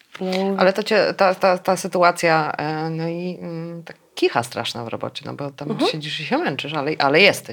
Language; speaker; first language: Polish; native; Polish